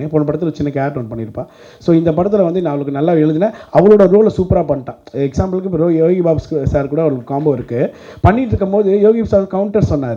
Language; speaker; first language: Tamil; native; Tamil